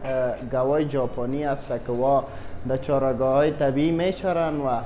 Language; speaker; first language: Persian; native; Persian